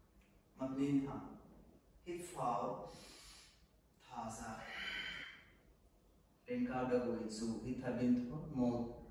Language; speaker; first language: Vietnamese; non-native, learner; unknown